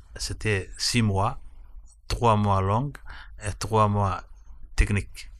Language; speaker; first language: French; non-native, fluent; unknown